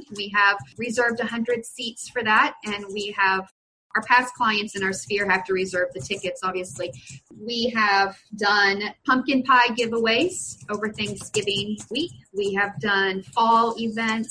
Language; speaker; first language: English; native; English